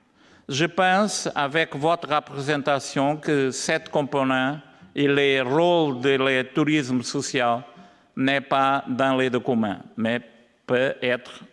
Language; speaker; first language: French; non-native, learner; Portuguese